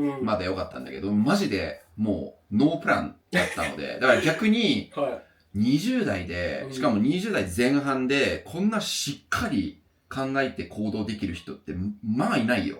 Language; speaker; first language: Japanese; non-native, fluent; English